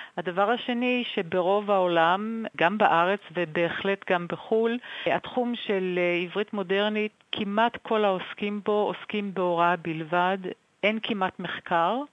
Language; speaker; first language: Hebrew; native; Hebrew